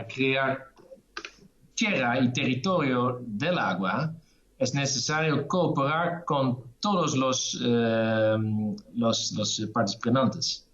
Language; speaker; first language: Spanish; non-native, fluent; Dutch